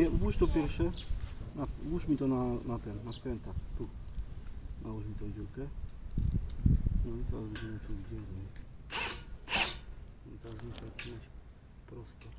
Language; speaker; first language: Polish; native; Polish